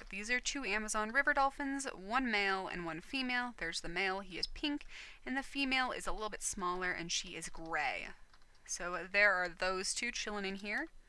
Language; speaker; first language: English; native; English